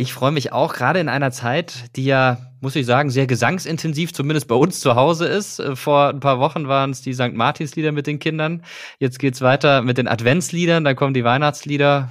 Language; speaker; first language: German; native; German